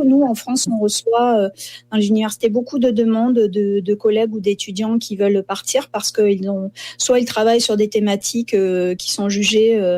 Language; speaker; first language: French; native; French